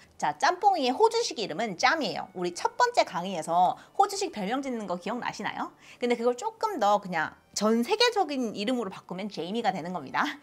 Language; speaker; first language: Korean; native; Korean